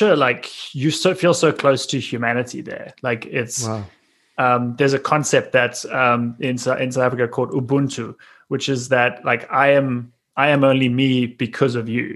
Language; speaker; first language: English; native; English